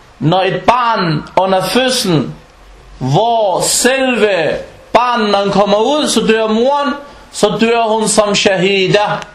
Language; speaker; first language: Danish; non-native, fluent; Arabic